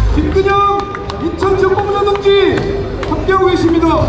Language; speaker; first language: Korean; native; Korean